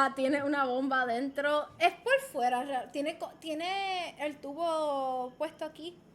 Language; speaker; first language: Spanish; native; Spanish